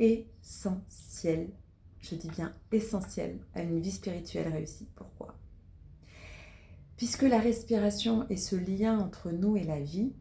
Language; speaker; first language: French; native; French